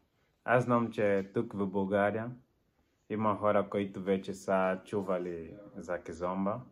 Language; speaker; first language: Bulgarian; non-native, learner; Portuguese